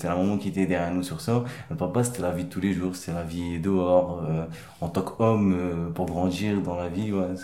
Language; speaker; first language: French; early bilingual, other home language; Arabic